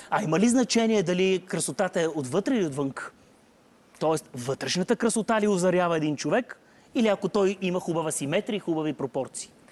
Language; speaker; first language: Bulgarian; native; Bulgarian